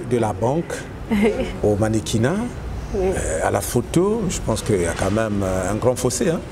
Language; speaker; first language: French; non-native, local second language; Lingala